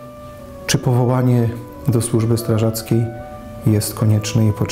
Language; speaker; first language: Polish; native; Polish